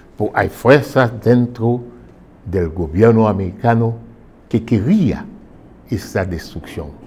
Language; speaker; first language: Spanish; non-native, fluent; Haitian Creole